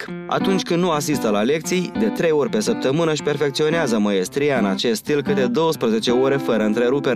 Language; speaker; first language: Romanian; native; Romanian